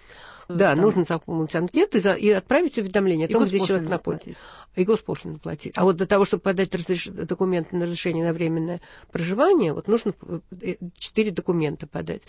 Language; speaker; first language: Russian; native; Russian